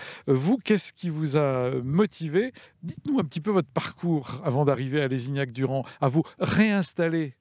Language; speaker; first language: French; native; French